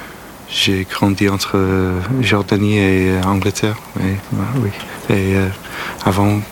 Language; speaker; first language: French; non-native, learner; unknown